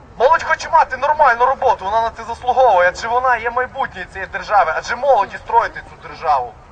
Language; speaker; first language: Ukrainian; native; Ukrainian